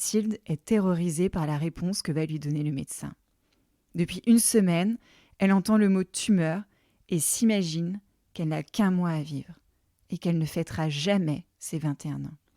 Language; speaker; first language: French; native; French